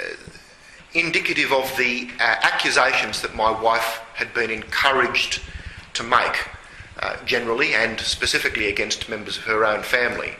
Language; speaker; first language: English; native; English